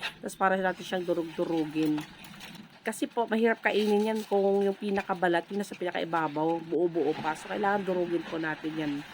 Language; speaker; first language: Filipino; non-native, local second language; Cebuano